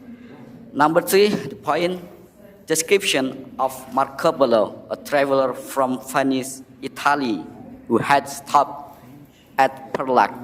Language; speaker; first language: English; non-native, learner; Indonesian